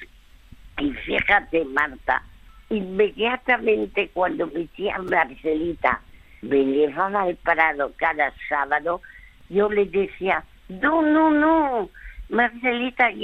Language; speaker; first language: Spanish; early bilingual, other home language; French